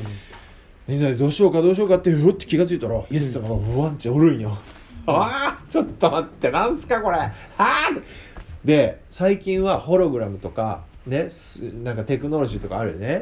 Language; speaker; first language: Japanese; native; Japanese